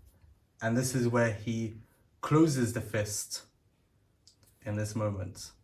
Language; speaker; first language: English; native; English